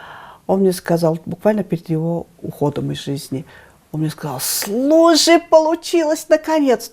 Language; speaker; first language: Russian; native; Russian